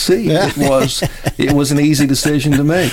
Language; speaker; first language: English; native; English